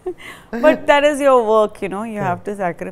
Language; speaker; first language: Telugu; non-native, fluent; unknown